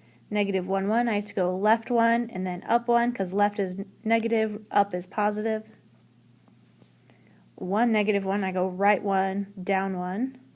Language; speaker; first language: English; native; English